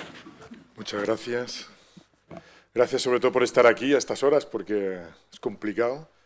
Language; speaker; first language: Spanish; native; Spanish